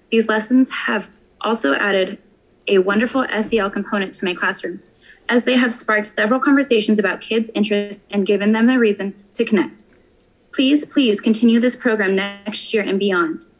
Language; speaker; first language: English; native; English